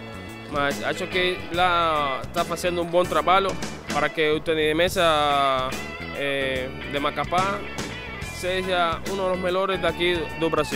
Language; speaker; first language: Portuguese; non-native, fluent; Spanish